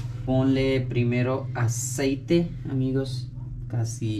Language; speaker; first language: Spanish; non-native, learner; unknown